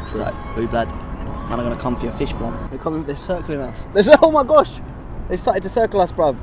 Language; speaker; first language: English; native; English